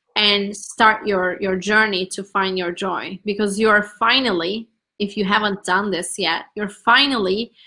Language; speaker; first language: English; non-native, fluent; Turkish